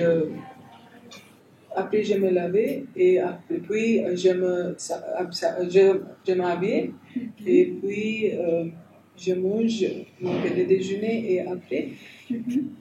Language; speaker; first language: French; non-native, learner; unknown